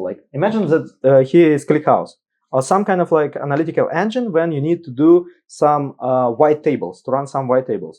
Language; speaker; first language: English; non-native, fluent; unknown